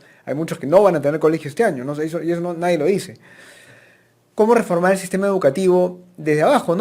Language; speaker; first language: Spanish; native; Spanish